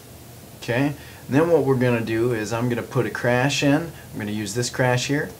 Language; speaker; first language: English; native; English